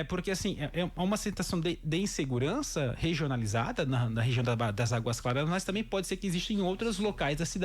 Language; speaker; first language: Portuguese; native; Portuguese